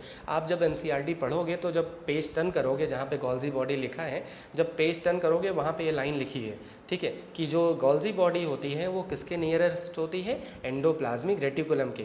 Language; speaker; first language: Hindi; native; Hindi